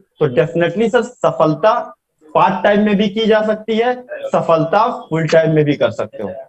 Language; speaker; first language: Hindi; native; Hindi